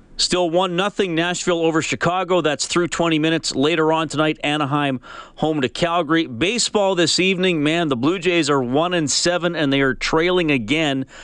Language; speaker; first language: English; native; English